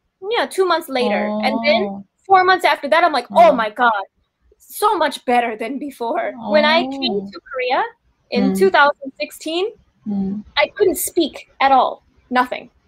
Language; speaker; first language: English; non-native, fluent; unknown